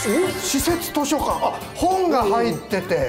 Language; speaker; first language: Japanese; native; Japanese